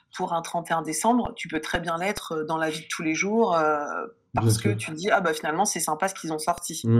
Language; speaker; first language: French; native; French